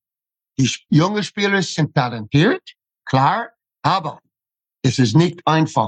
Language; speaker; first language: German; non-native, fluent; English